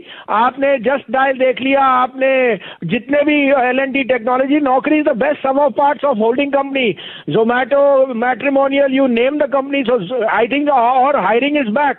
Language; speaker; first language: Hindi; native; Hindi